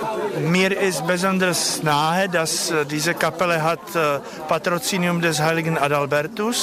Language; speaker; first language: German; non-native, fluent; Czech